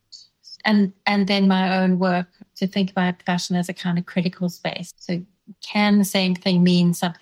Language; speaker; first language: English; non-native, local second language; Dutch